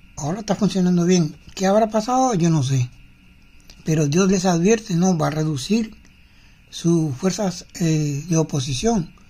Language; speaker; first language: Spanish; native; Spanish